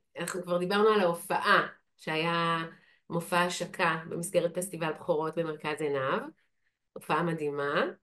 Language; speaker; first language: Hebrew; native; Hebrew